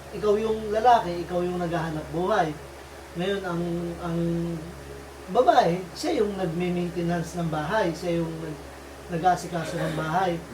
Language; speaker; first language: Filipino; native; Filipino